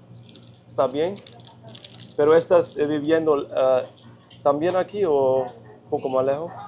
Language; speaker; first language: Spanish; non-native, learner; English